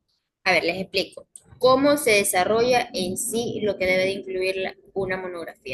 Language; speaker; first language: Spanish; native; Spanish